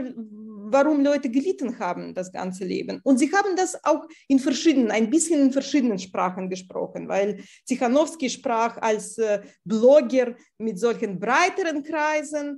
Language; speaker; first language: German; non-native, fluent; Russian